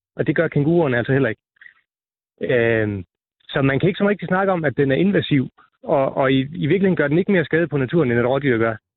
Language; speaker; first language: Danish; native; Danish